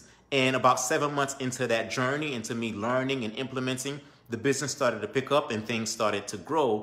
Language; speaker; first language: English; native; English